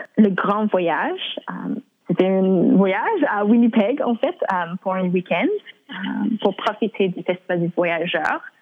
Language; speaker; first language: French; non-native, local second language; English